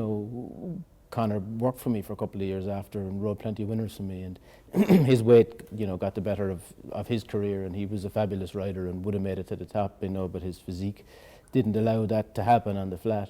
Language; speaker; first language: English; native; English